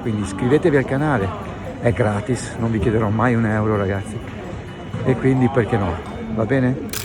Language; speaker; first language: Italian; native; Italian